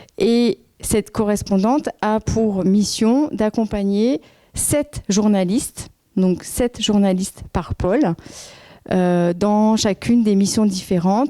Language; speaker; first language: French; native; French